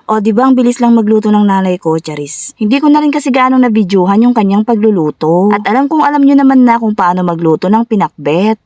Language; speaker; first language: Filipino; non-native, local second language; Iloko